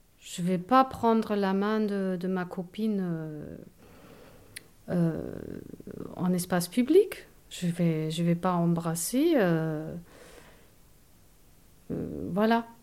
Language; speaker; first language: French; non-native, fluent; German